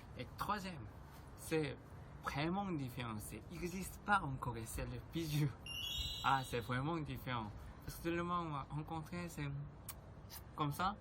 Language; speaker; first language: French; non-native, learner; Korean